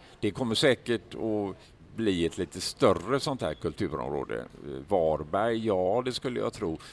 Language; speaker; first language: Swedish; native; Swedish